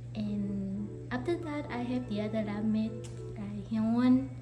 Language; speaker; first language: English; non-native, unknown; Vietnamese